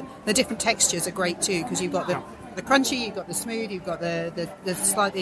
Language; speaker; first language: English; native; English